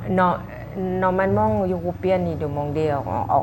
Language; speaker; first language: French; non-native, learner; Thai